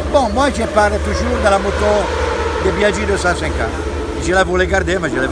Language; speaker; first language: French; non-native, fluent; Italian